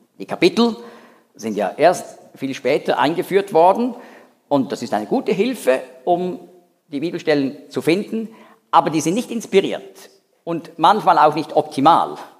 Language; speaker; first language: German; native; German